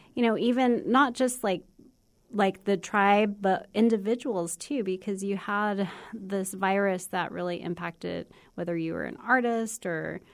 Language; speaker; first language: English; native; English